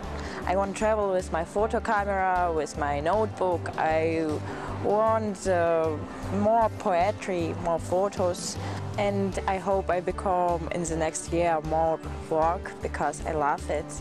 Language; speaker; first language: English; non-native, learner; German